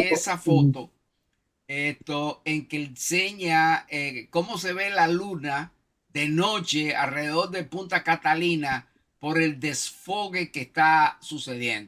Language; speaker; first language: Spanish; native; Spanish